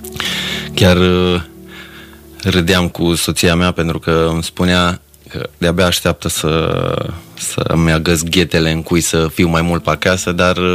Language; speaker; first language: Romanian; native; Romanian